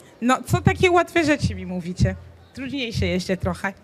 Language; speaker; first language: Polish; non-native, fluent; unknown